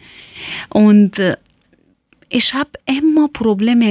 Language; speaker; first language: German; non-native, learner; Persian